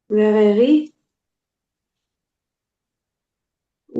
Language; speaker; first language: French; non-native, learner; Ukrainian